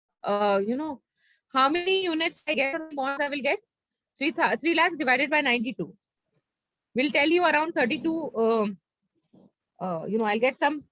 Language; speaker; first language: English; non-native, local second language; Hindi